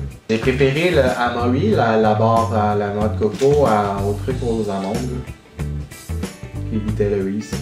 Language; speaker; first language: French; native; French